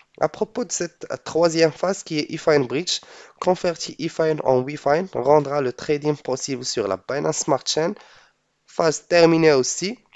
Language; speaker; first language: French; non-native, local second language; Arabic